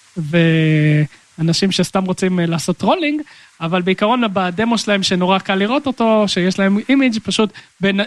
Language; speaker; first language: Hebrew; native; Hebrew